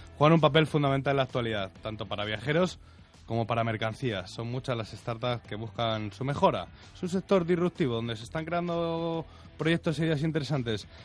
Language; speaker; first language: Spanish; native; Spanish